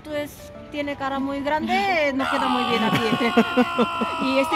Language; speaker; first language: Spanish; non-native, fluent; Korean